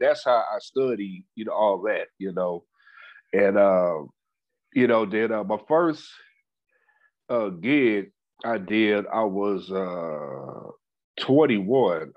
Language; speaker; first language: English; native; English